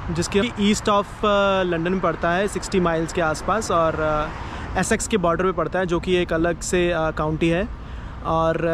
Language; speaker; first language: Hindi; native; Hindi